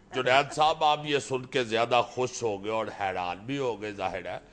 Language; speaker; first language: Urdu; native; Urdu